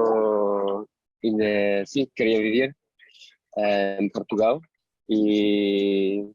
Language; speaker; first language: Portuguese; non-native, fluent; German